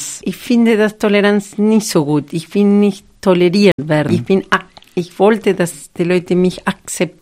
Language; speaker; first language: German; non-native, fluent; Spanish